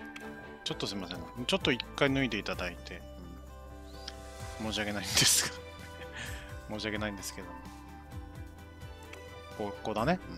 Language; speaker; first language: Japanese; native; Japanese